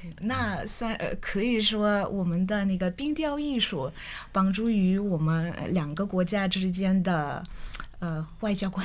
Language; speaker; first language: Chinese; non-native, fluent; Russian